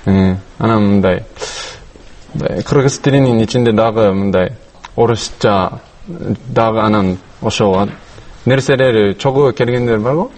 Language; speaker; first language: Kyrgyz; non-native, learner; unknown